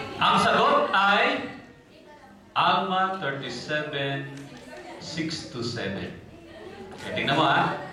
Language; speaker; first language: Filipino; native; Filipino